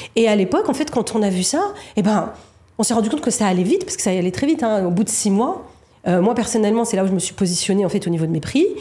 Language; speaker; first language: French; native; French